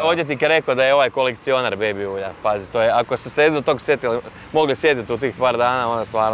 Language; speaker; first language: Serbian; native; Serbian